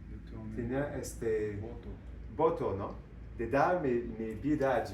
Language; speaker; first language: Spanish; non-native, learner; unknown